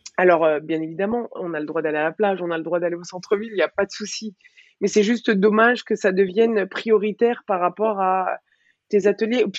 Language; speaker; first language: French; early bilingual, other home language; Arabic